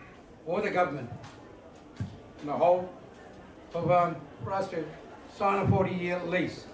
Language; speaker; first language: English; non-native, local second language; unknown